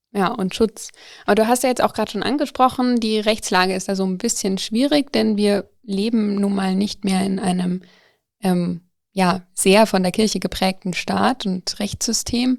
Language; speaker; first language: German; native; German